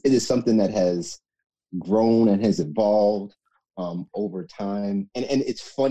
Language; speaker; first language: English; native; English